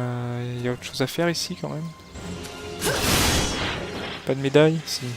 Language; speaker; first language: French; native; French